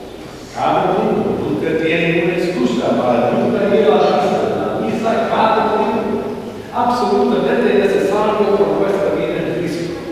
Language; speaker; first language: Spanish; non-native, learner; English